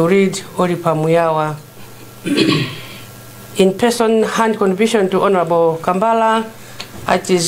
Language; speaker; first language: English; non-native, local second language; Nyanja